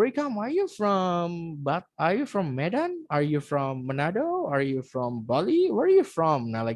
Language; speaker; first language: English; non-native, fluent; Indonesian